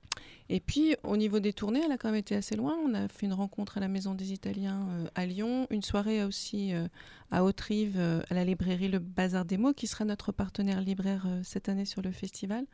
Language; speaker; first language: French; native; French